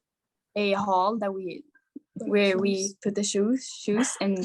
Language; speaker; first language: English; non-native, fluent; Swedish